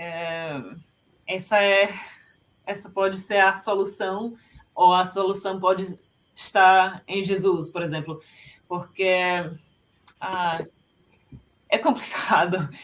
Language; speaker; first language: Portuguese; non-native, fluent; Finnish